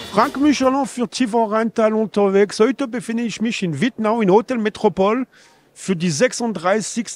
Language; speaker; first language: German; non-native, fluent; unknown